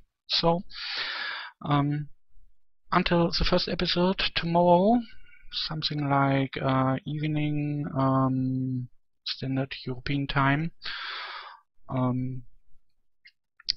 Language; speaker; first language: English; non-native, learner; German